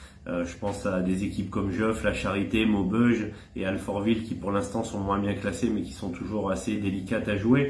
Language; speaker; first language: French; native; French